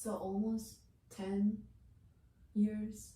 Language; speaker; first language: English; non-native, learner; Japanese